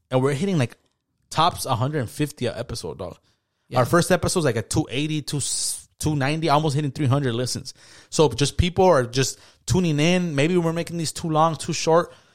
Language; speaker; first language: English; early bilingual, other home language; Spanish